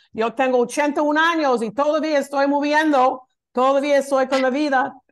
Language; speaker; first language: Spanish; non-native, learner; English